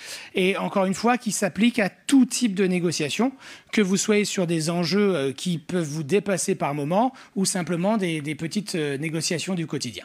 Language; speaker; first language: French; native; French